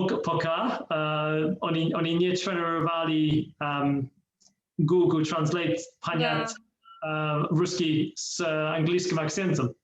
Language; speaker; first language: Russian; non-native, learner; English